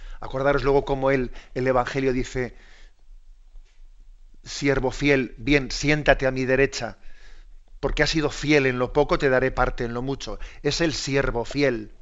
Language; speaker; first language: Spanish; native; Spanish